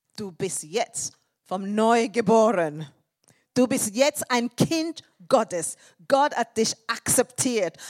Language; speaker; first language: German; non-native, fluent; English